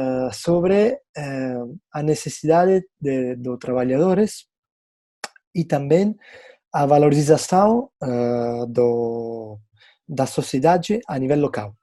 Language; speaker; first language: Portuguese; non-native, fluent; Italian